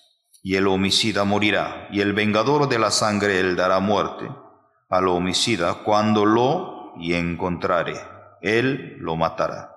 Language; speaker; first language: Spanish; non-native, fluent; Korean